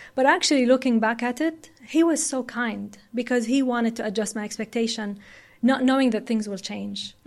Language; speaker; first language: English; non-native, fluent; Arabic